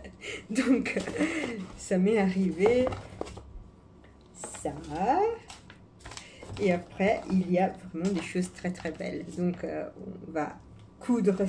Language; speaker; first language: French; non-native, fluent; Italian